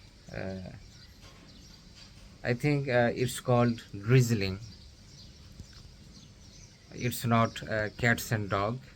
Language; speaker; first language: English; non-native, learner; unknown